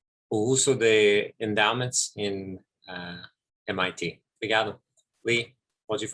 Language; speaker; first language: Portuguese; non-native, fluent; English